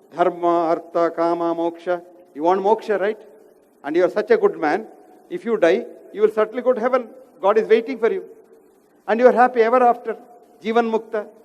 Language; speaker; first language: English; non-native, local second language; Kannada